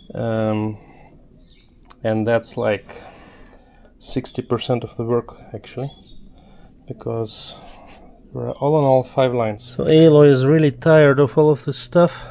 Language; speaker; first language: English; non-native, fluent; German